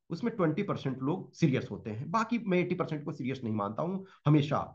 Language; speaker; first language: Hindi; native; Hindi